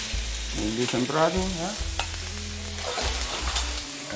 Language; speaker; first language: German; non-native, learner; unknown